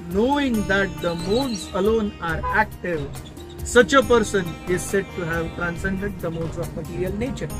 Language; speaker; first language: English; non-native, local second language; Hindi